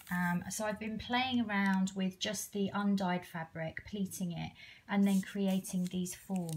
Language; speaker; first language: English; native; English